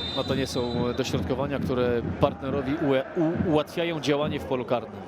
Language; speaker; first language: Polish; native; Polish